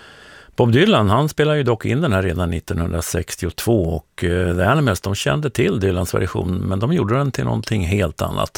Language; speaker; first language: Swedish; native; Swedish